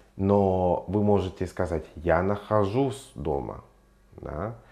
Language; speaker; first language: Russian; non-native, fluent; Spanish